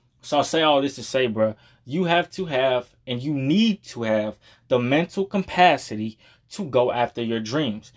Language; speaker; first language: English; native; English